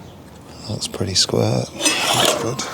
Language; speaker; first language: English; native; English